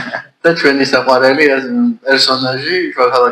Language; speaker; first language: Georgian; native; Georgian